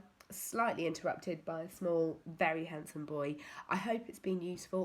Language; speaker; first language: English; native; English